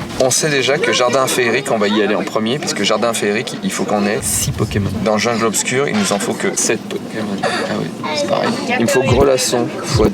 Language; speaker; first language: French; native; French